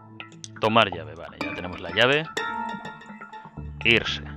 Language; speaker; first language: Spanish; native; Spanish